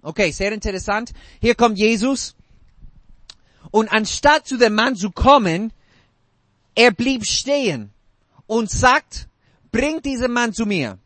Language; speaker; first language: German; non-native, fluent; English